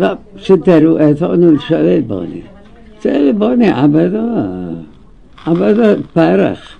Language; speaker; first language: Hebrew; non-native, learner; Arabic